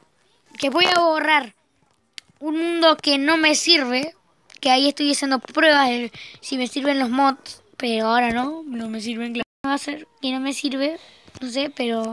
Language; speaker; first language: Spanish; native; Spanish